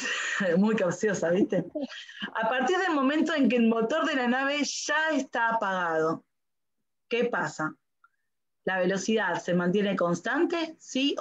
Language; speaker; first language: Spanish; native; Spanish